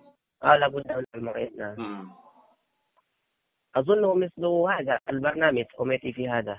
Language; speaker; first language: Arabic; non-native, learner; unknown